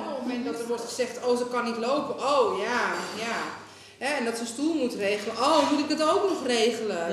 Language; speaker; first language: Dutch; native; Dutch